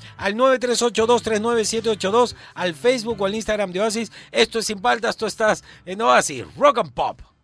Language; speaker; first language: Spanish; native; Spanish